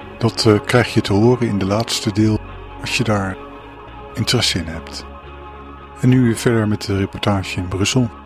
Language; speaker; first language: Dutch; native; Dutch